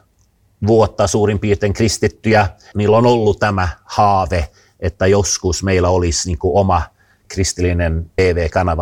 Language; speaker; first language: Finnish; non-native, fluent; Swedish